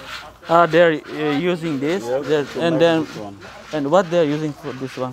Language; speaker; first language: English; non-native, learner; Turkish